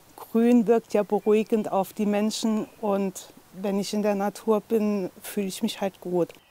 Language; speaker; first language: German; native; German